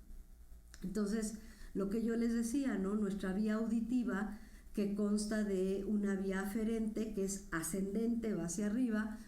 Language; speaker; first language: Spanish; native; Spanish